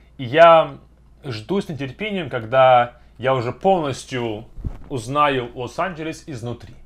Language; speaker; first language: Russian; native; Russian